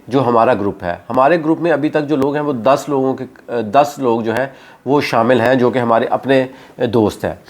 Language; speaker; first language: Urdu; non-native, local second language; Punjabi